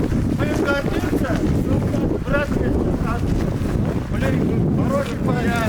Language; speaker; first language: Russian; non-native, local second language; Kumyk